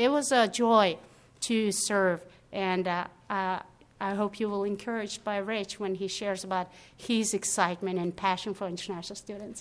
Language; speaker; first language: English; non-native, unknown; Mongolian